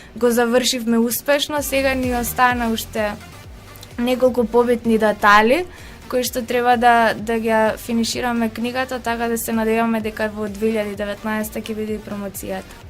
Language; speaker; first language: Macedonian; native; Macedonian